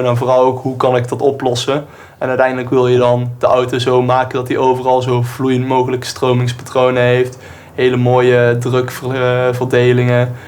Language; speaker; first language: Dutch; native; Dutch